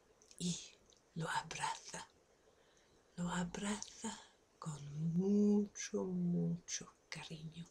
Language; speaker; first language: Spanish; non-native, fluent; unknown